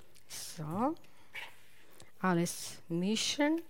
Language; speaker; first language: German; non-native, learner; Italian